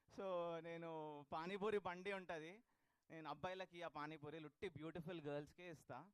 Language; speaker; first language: Telugu; native; Telugu